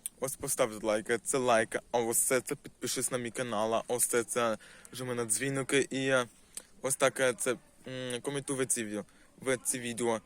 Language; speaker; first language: Ukrainian; non-native, local second language; Russian